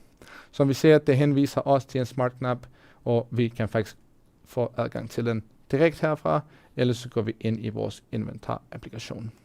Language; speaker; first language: Danish; non-native, fluent; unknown